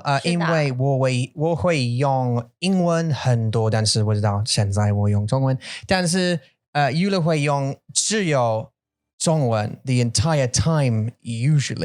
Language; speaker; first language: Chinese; non-native, learner; English